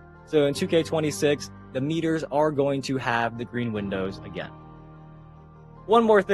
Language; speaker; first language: English; native; English